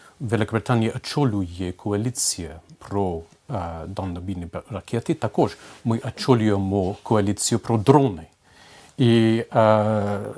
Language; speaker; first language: Ukrainian; non-native, fluent; English